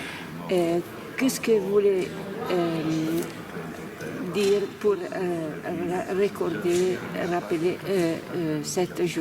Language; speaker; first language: French; non-native, learner; Italian